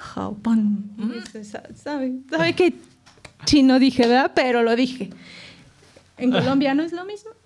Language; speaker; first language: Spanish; native; Spanish